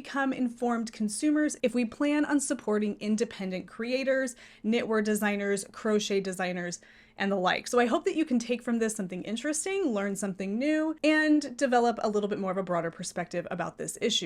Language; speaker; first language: English; native; English